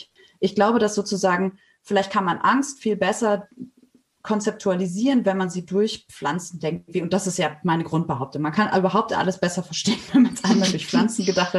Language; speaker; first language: German; native; German